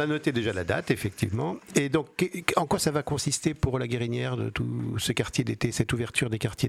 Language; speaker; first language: French; native; French